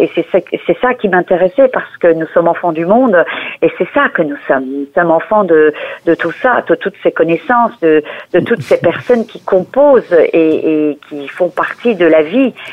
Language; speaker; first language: French; early bilingual, other home language; Persian